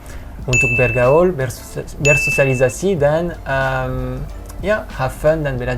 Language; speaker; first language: Indonesian; non-native, fluent; French